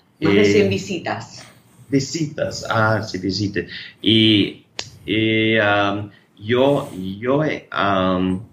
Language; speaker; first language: Spanish; non-native, learner; English